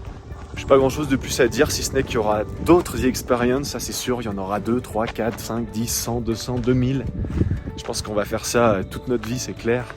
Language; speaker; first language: French; native; French